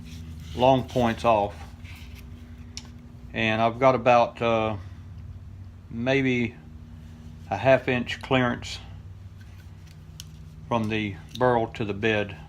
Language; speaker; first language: English; native; English